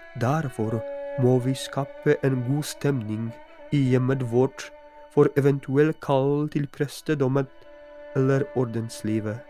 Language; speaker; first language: Norwegian; non-native, fluent; Polish